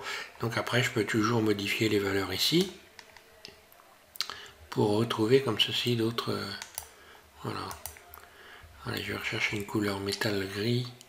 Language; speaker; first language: French; native; French